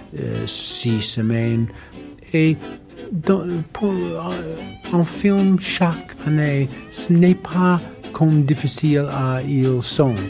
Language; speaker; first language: French; non-native, learner; English